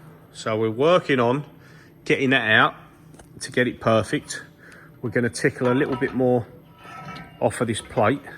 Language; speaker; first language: English; native; English